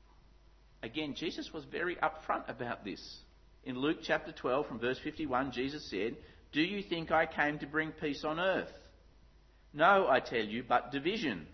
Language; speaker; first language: English; native; English